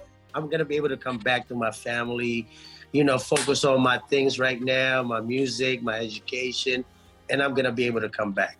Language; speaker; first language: English; non-native, local second language; Pampanga